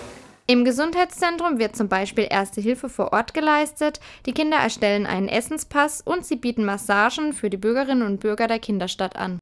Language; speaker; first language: German; native; German